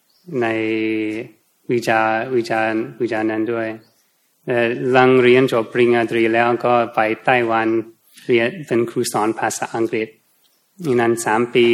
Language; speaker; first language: Thai; non-native, fluent; English